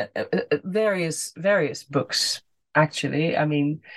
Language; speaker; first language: English; non-native, fluent; Dutch